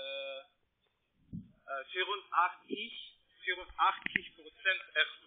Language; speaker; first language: German; non-native, learner; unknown